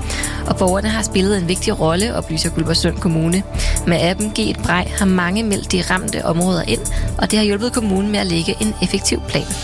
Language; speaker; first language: Danish; native; Danish